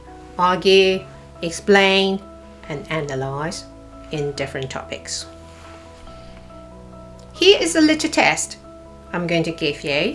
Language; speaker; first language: English; non-native, fluent; Cantonese